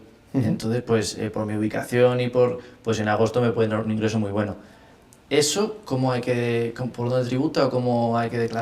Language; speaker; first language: Spanish; native; Spanish